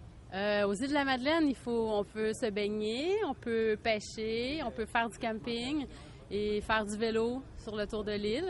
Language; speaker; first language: French; native; French